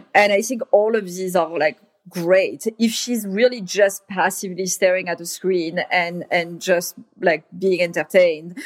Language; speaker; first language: English; non-native, fluent; French